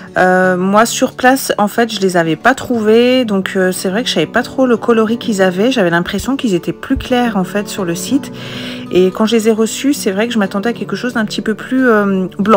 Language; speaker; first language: French; native; French